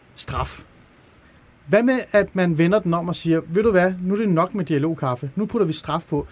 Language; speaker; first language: Danish; early bilingual, other home language; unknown